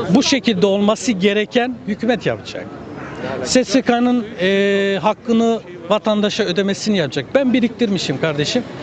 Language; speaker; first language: Turkish; native; Turkish